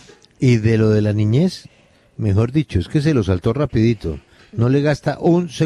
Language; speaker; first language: Spanish; native; Spanish